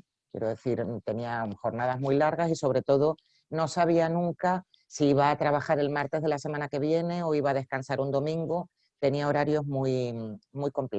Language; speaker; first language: Spanish; native; Spanish